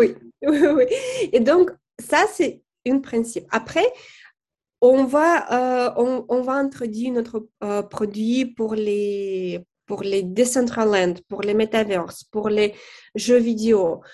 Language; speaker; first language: French; non-native, fluent; Russian